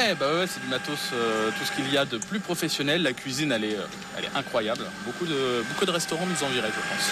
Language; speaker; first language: French; native; French